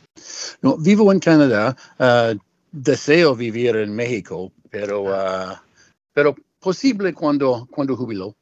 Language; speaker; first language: Spanish; non-native, learner; English